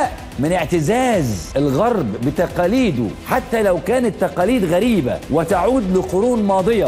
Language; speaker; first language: Arabic; native; Arabic